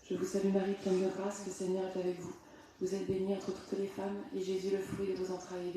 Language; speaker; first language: French; native; French